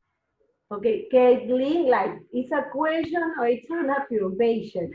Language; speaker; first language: English; non-native, learner; Spanish